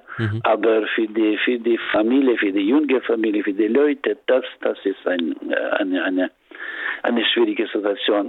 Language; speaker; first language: German; non-native, learner; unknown